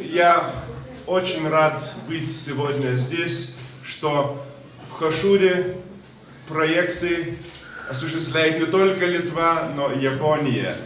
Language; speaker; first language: Russian; non-native, local second language; Georgian